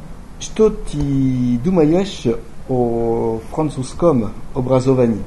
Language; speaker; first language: Russian; non-native, learner; French